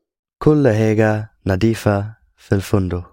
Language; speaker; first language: Arabic; non-native, learner; English